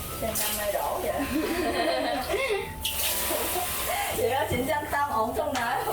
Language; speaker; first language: Korean; native; Korean